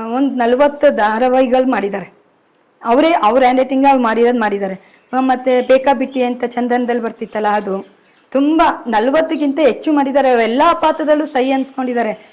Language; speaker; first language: Kannada; native; Kannada